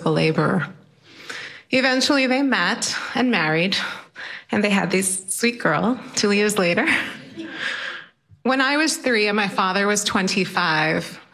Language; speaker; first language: English; early bilingual, other home language; Spanish